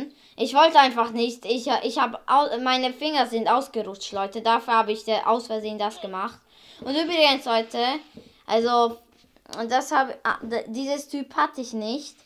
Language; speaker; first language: German; early bilingual, other home language; Hungarian